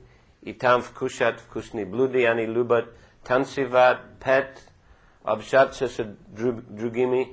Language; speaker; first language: Russian; non-native, fluent; English